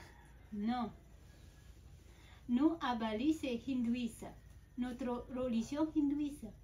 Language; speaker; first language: French; non-native, fluent; Balinese